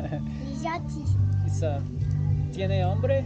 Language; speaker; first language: Spanish; non-native, learner; English